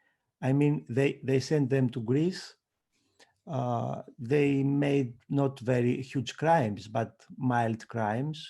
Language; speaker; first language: English; non-native, fluent; Greek